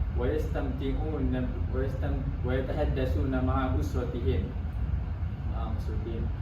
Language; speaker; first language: Arabic; non-native, learner; Malay